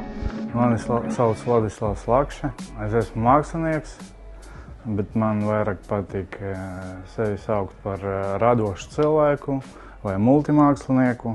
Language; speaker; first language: Latvian; non-native, local second language; Russian